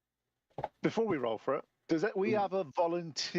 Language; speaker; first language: English; native; English